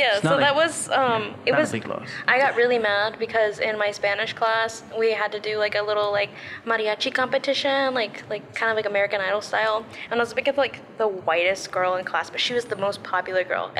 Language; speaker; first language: English; early bilingual, other home language; Spanish